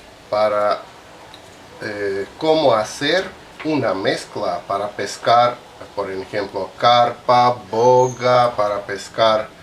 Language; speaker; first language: Spanish; non-native, fluent; Russian